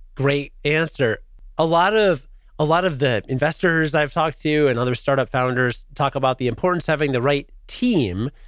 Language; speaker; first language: English; native; English